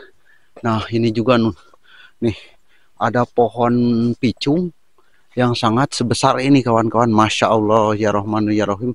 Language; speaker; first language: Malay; non-native, local second language; Sundanese